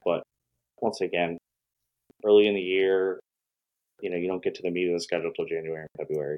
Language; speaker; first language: English; native; English